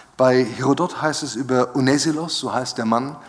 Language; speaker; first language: German; native; German